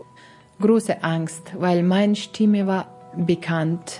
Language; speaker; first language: German; non-native, learner; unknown